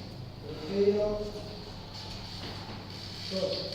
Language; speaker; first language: Spanish; native; Spanish